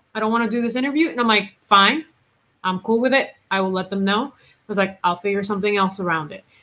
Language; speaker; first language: English; non-native, fluent; Spanish